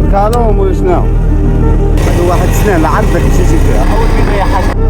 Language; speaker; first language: Arabic; native; Arabic